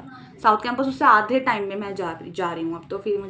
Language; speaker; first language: Hindi; native; Hindi